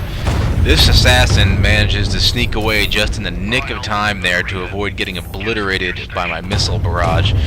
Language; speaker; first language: English; native; English